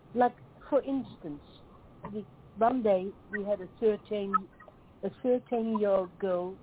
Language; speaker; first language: English; non-native, fluent; Dutch